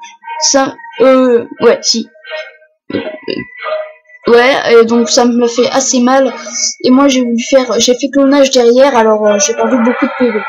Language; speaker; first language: French; native; French